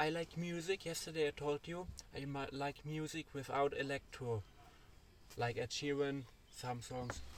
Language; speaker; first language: English; non-native, learner; German